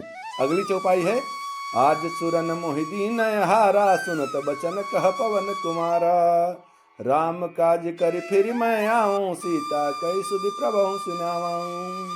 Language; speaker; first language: Hindi; native; Hindi